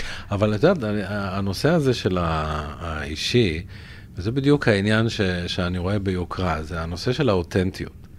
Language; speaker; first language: Hebrew; native; Hebrew